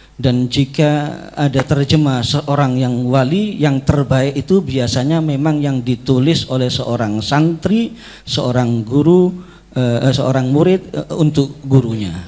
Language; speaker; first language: Indonesian; native; Indonesian